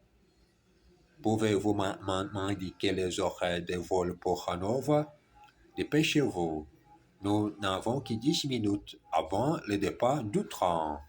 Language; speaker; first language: French; non-native, learner; German